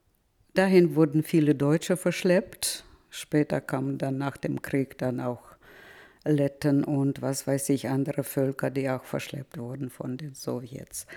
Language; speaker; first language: German; early bilingual, heritage; German